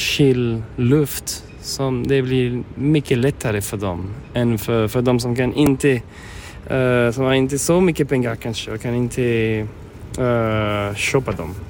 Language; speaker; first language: Swedish; non-native, learner; French